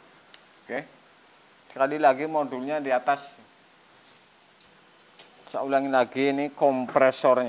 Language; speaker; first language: Indonesian; native; Indonesian